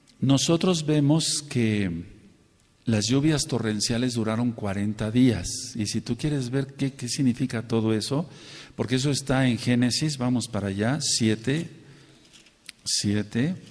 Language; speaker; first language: Spanish; native; Spanish